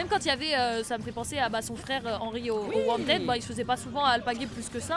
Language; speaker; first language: French; native; French